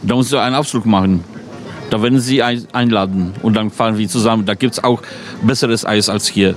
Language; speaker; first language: German; non-native, fluent; Polish